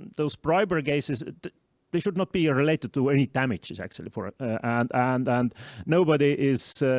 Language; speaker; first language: English; non-native, fluent; Estonian